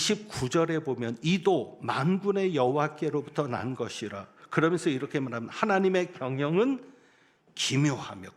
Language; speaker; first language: Korean; native; Korean